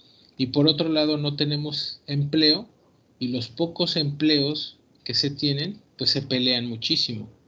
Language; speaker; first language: Spanish; native; Spanish